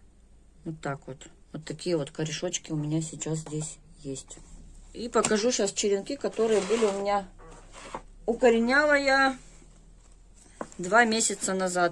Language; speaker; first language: Russian; native; Russian